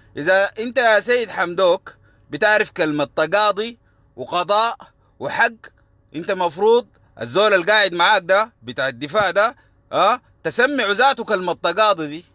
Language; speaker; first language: Arabic; native; Arabic